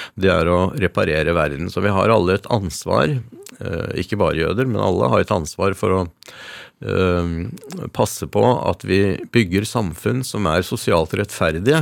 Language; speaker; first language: Norwegian; early bilingual, other home language; Yiddish